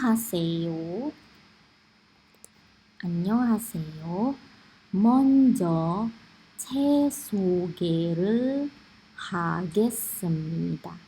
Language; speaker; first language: Korean; non-native, fluent; Indonesian